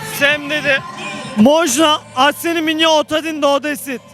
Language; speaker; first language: Russian; non-native, learner; Turkish